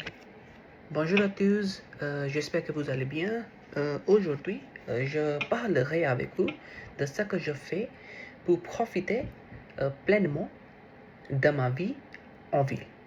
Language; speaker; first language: French; non-native, learner; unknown